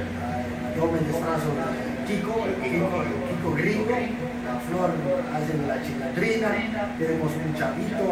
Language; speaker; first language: Spanish; non-native, fluent; Afrikaans